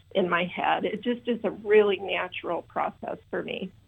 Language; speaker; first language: English; native; English